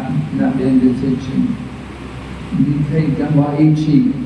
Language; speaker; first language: Chinese; non-native, fluent; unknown